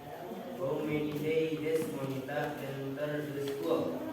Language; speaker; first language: English; non-native, learner; Indonesian